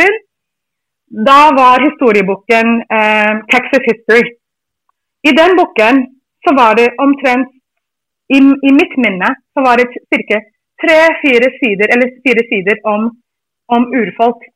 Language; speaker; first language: Norwegian; non-native, fluent; English